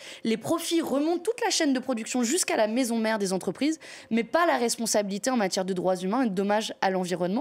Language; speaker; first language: French; native; French